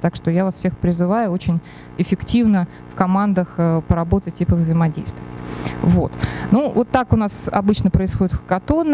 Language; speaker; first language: Russian; native; Russian